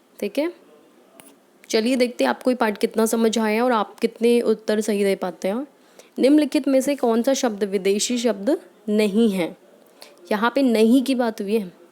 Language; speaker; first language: Hindi; native; Hindi